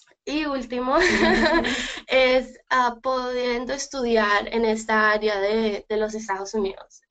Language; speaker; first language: Spanish; early bilingual, heritage; Spanish